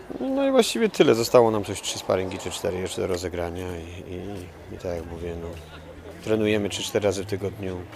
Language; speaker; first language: Polish; native; Polish